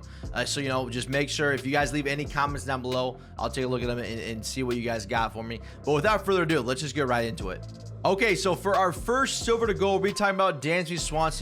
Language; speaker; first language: English; native; English